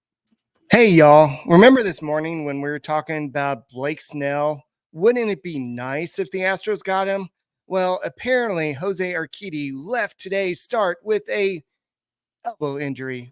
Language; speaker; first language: English; native; English